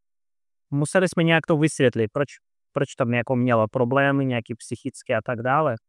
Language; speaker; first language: Czech; non-native, fluent; Russian